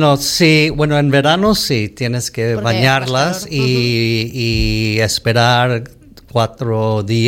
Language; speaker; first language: Spanish; early bilingual, heritage; Spanish